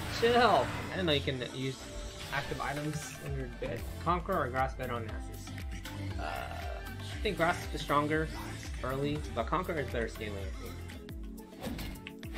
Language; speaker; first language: English; native; English